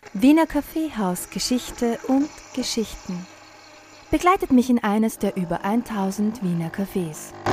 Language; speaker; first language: German; native; German